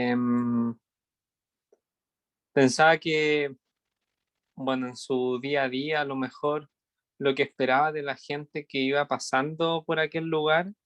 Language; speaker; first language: Spanish; native; Spanish